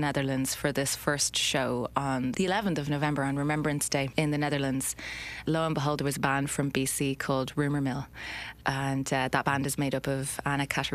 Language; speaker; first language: English; native; English